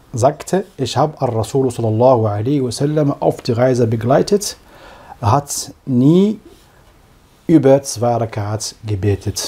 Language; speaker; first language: German; non-native, fluent; Arabic